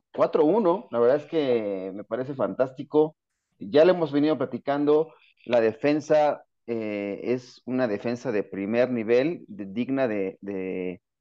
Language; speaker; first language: Spanish; native; Spanish